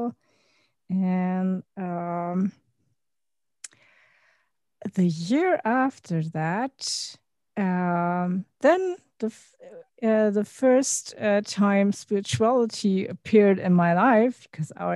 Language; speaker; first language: English; non-native, fluent; German